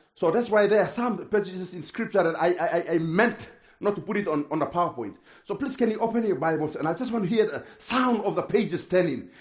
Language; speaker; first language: English; non-native, fluent; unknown